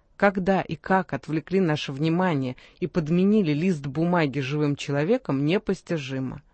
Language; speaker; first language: Russian; native; Russian